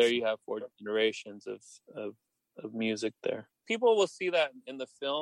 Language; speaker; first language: English; native; English